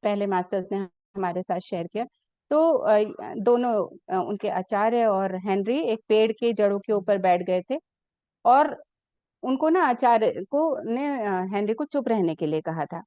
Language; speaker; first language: Hindi; native; Hindi